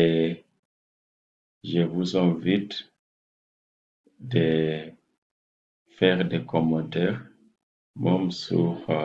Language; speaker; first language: French; non-native, fluent; English